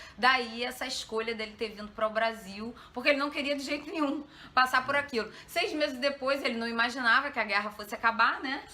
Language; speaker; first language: Portuguese; native; Portuguese